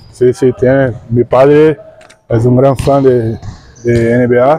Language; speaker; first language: Spanish; non-native, learner; Portuguese